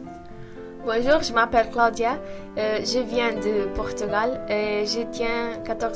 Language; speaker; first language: French; non-native, learner; Portuguese